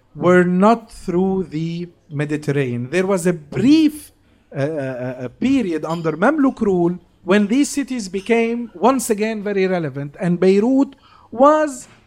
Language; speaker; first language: English; non-native, fluent; Arabic